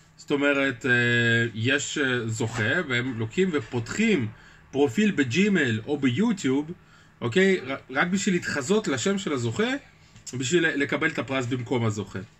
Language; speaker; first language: Hebrew; early bilingual, other home language; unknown